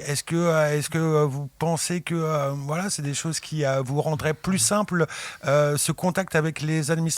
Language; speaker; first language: French; native; French